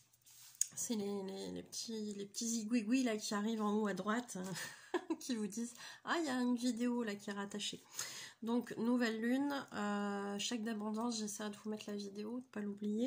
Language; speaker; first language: French; native; French